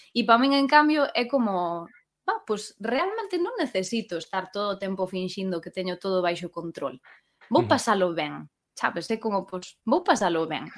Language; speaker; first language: Galician; non-native, local second language; Spanish